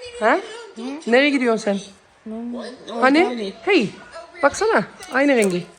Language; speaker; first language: Turkish; early bilingual, heritage; Turkish